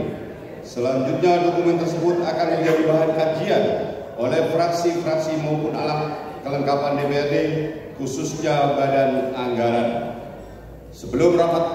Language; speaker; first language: Indonesian; native; Indonesian